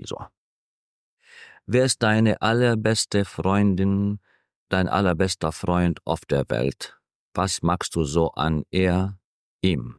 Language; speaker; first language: German; non-native, fluent; Arabic